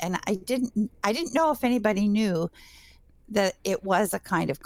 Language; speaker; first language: English; native; English